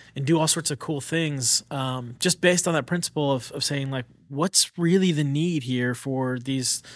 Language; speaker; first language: English; native; English